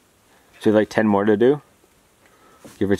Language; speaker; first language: English; native; English